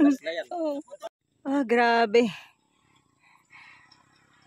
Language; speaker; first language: Filipino; native; Filipino